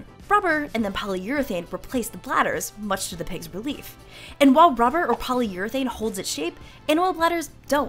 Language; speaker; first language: English; native; English